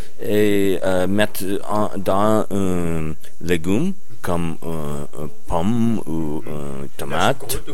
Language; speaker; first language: French; non-native, learner; English